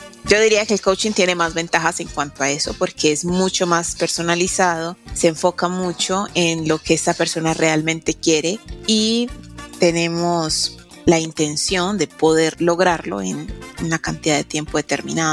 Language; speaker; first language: Spanish; native; Spanish